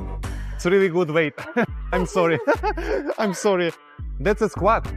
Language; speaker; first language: English; non-native, learner; Russian